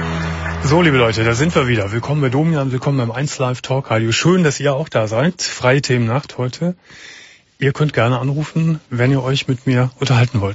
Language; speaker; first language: German; native; German